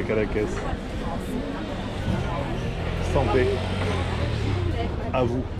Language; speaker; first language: French; native; French